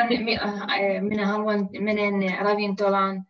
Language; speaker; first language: Finnish; non-native, learner; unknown